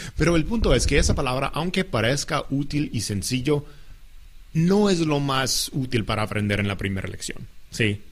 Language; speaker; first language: Spanish; non-native, fluent; English